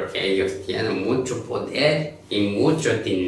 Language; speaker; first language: Spanish; non-native, learner; Korean